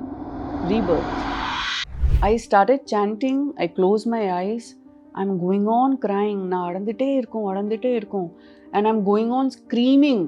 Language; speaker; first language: Tamil; non-native, fluent; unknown